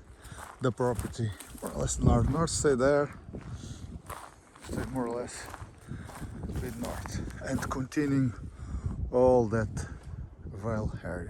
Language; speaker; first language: English; non-native, learner; Portuguese